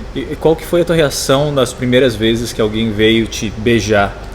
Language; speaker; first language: Portuguese; native; Portuguese